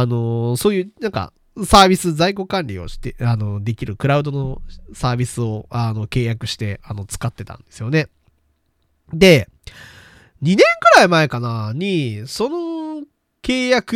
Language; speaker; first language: Japanese; native; Japanese